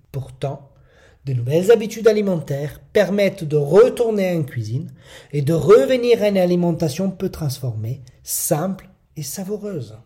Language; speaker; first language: French; non-native, fluent; Italian